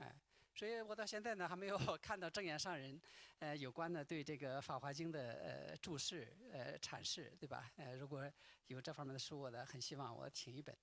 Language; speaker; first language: Chinese; native; Chinese